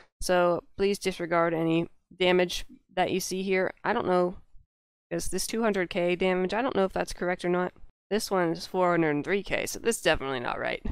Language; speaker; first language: English; native; English